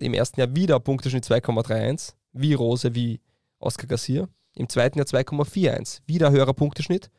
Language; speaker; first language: German; native; German